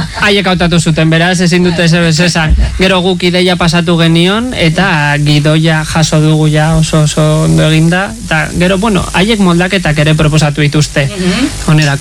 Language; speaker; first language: Basque; native; Basque